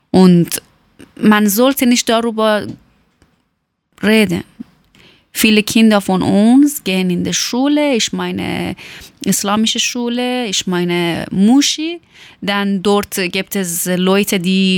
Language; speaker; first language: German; non-native, learner; Persian